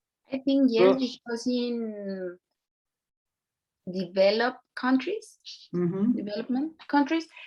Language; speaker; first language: English; non-native, learner; Spanish